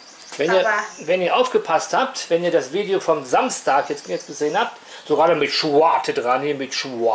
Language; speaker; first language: German; native; German